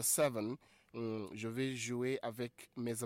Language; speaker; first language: French; non-native, fluent; Igbo